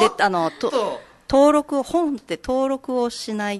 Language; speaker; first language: Japanese; native; Japanese